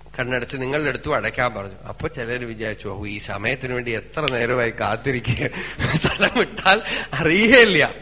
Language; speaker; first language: Malayalam; non-native, local second language; Tamil